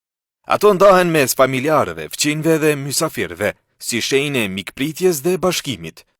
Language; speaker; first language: Albanian; native; Albanian